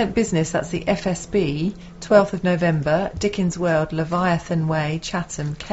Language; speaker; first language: English; native; English